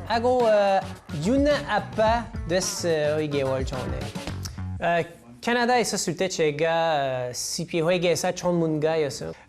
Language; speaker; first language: Korean; non-native, learner; English